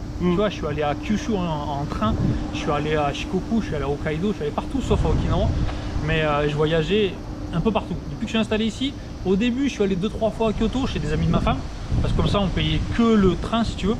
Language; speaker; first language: French; native; French